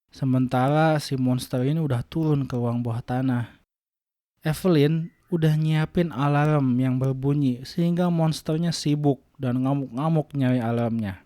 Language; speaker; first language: Indonesian; native; Indonesian